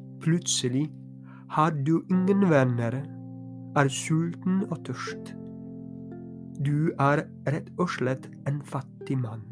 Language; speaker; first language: Norwegian; non-native, fluent; Polish